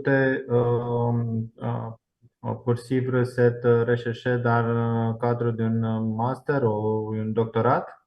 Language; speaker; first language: French; non-native, fluent; Romanian